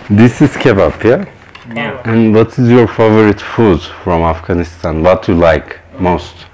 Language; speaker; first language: English; non-native, learner; Turkish